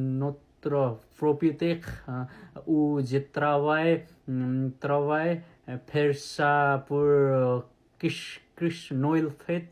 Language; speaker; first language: French; non-native, learner; Nepali